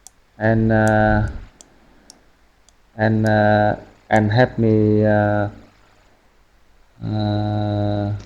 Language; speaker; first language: English; non-native, learner; Vietnamese